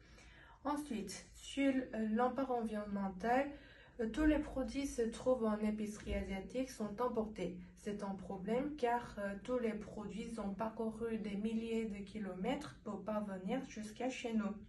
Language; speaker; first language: French; non-native, learner; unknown